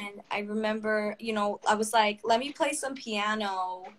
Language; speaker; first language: English; early bilingual, other home language; Spanish